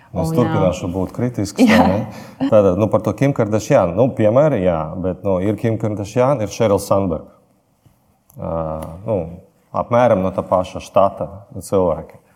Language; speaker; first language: Latvian; non-native, local second language; Russian